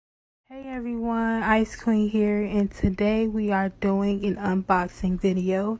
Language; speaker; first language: English; native; English